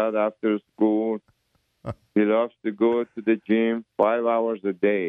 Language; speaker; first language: English; early bilingual, other home language; Persian